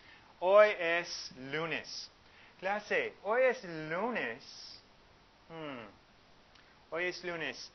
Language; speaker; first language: Spanish; non-native, fluent; English